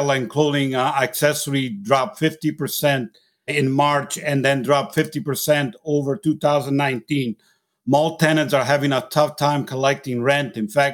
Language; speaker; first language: English; non-native, fluent; Italian